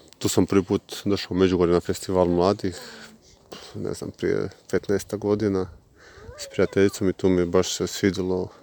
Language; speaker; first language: Croatian; native; Croatian